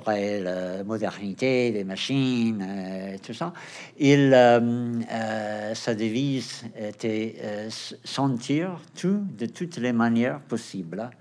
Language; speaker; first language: French; non-native, fluent; Portuguese